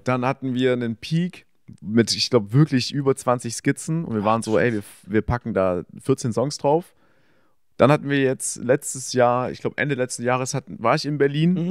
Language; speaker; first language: German; native; German